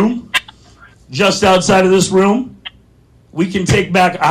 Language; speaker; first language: English; native; English